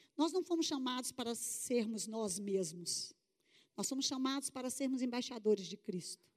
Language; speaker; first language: Portuguese; native; Portuguese